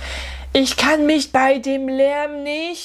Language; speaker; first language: German; non-native, fluent; French